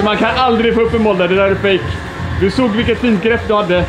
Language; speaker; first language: Swedish; native; Swedish